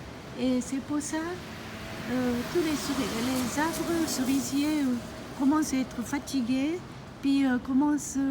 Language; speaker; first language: French; non-native, fluent; Japanese